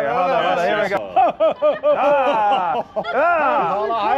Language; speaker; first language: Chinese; non-native, learner; English